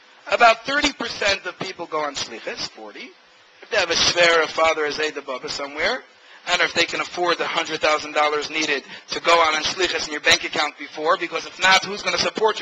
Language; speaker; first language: English; native; English